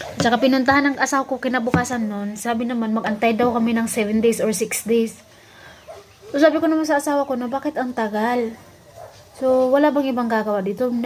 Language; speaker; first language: Filipino; non-native, local second language; Cebuano